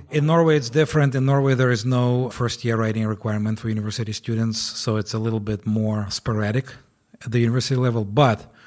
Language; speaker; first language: English; non-native, fluent; Ukrainian